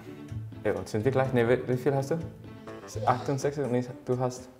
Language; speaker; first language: German; non-native, learner; Danish